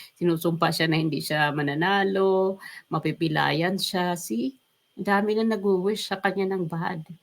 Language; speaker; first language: Filipino; native; Filipino